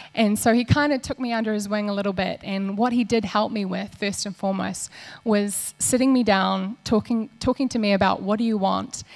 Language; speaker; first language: English; native; English